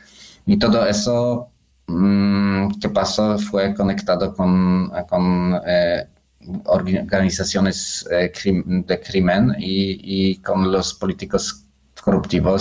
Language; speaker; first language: Spanish; non-native, learner; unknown